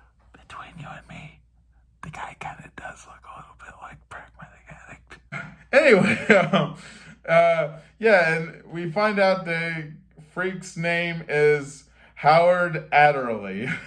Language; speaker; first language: English; native; English